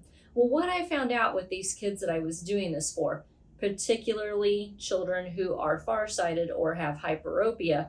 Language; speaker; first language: English; native; English